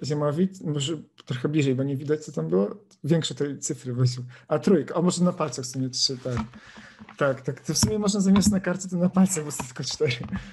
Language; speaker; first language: Polish; native; Polish